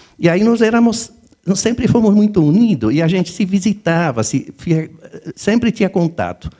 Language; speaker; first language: Portuguese; non-native, fluent; French